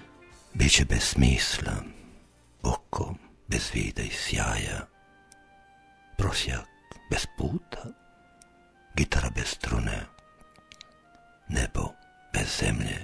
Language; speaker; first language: Serbian; native; Serbian